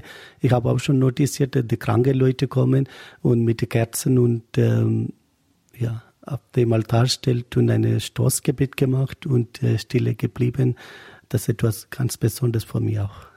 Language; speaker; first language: German; non-native, learner; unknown